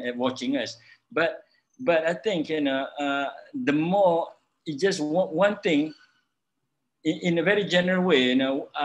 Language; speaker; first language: English; non-native, local second language; Malay